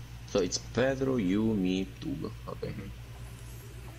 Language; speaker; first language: English; non-native, fluent; Italian